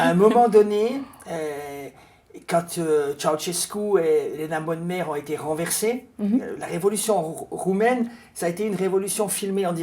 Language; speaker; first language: French; native; French